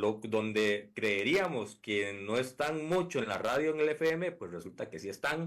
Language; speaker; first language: Spanish; native; Spanish